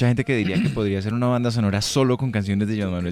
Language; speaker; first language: Spanish; native; Spanish